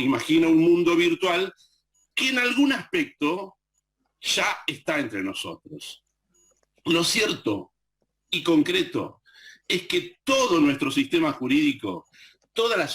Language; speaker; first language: Spanish; native; Spanish